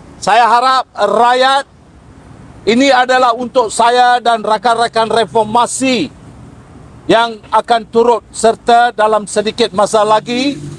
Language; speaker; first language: Malay; non-native, local second language; Tamil